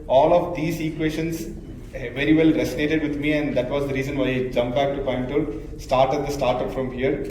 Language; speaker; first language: English; non-native, local second language; Tamil